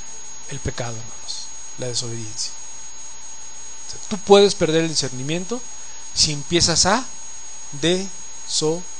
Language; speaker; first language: Spanish; native; Spanish